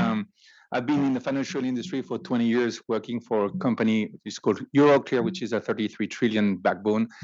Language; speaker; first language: English; non-native, fluent; French